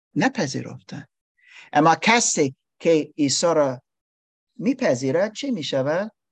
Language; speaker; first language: Persian; non-native, learner; English